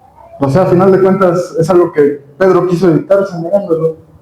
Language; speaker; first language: Spanish; native; Spanish